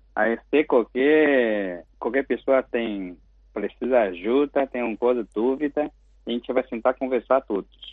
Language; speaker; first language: Portuguese; non-native, learner; Chinese